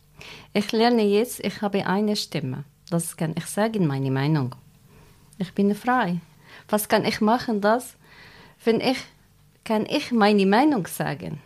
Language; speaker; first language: German; non-native, learner; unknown